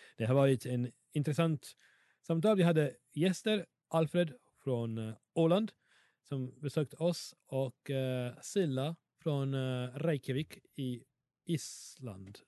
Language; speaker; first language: Swedish; non-native, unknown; Italian